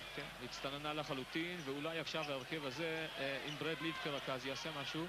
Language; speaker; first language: Hebrew; native; Hebrew